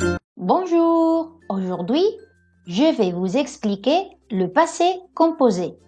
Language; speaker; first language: French; non-native, fluent; Spanish